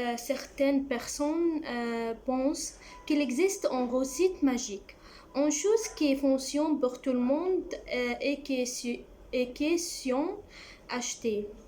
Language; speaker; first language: French; non-native, learner; Arabic